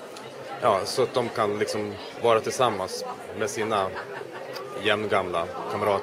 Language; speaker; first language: Swedish; native; Swedish